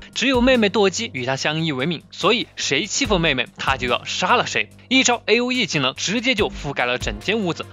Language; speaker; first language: Chinese; native; Chinese